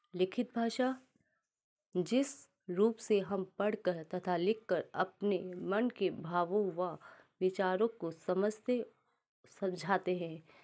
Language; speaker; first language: Hindi; native; Hindi